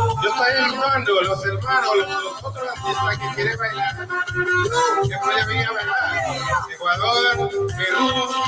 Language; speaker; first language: Spanish; non-native, learner; Haitian Creole